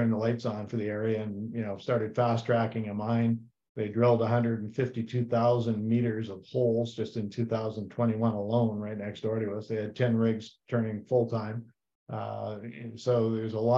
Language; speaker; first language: English; native; English